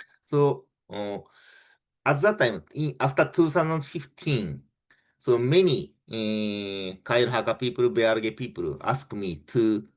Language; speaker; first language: English; non-native, fluent; Japanese